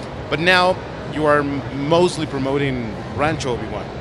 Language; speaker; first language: English; non-native, fluent; Spanish